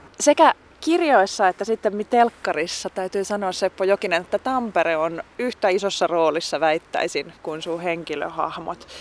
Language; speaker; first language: Finnish; native; Finnish